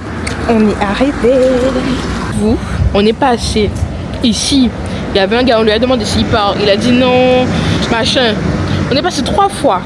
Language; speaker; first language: French; native; French